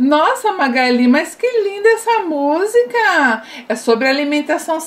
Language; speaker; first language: Portuguese; native; Portuguese